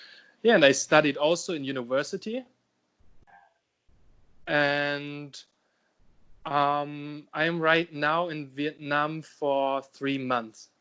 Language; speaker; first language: English; non-native, fluent; German